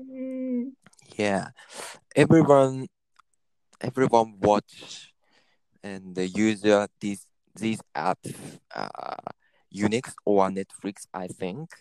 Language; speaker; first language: English; non-native, learner; Japanese